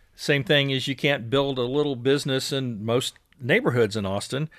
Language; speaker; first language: English; native; English